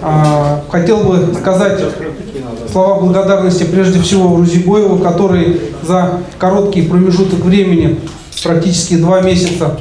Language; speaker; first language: Russian; native; Russian